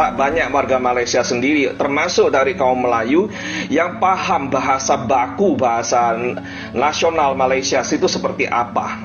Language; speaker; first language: Indonesian; native; Indonesian